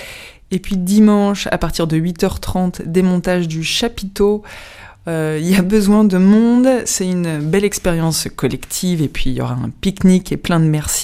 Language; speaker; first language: French; native; French